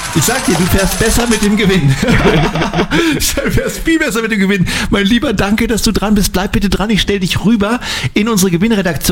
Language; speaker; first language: German; native; German